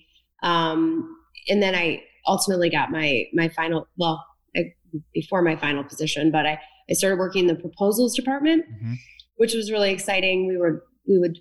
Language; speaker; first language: English; native; English